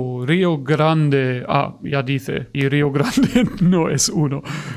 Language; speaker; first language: Spanish; non-native, fluent; German